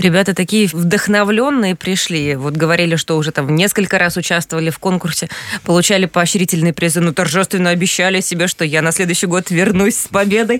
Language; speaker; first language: Russian; native; Russian